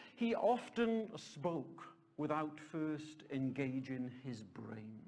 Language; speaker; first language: English; native; English